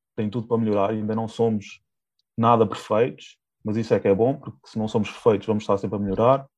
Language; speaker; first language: Portuguese; native; Portuguese